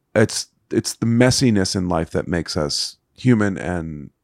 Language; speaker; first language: English; native; English